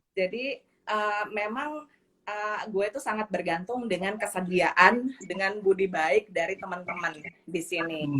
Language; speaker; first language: Indonesian; native; Indonesian